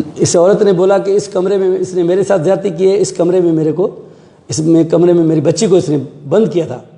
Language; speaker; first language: Urdu; non-native, local second language; Sindhi